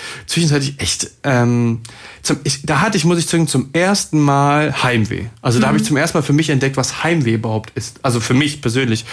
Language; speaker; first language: German; native; German